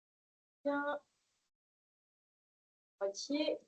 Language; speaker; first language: French; native; French